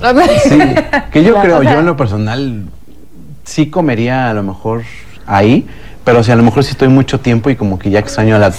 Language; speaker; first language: Spanish; native; Spanish